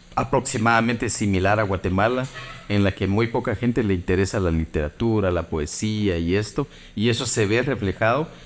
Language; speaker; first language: Spanish; native; Spanish